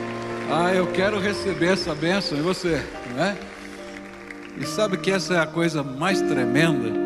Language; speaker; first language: Portuguese; native; Portuguese